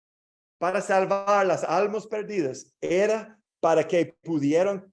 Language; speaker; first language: Spanish; non-native, learner; English